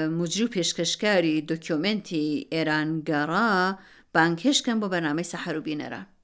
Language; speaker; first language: Central Kurdish; native; Central Kurdish